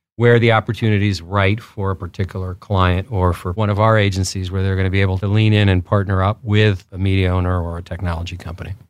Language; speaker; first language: English; early bilingual, other home language; Spanish